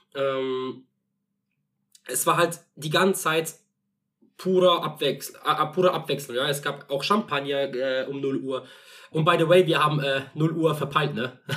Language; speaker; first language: German; non-native, fluent; Russian